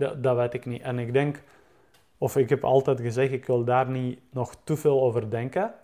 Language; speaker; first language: Dutch; non-native, fluent; Czech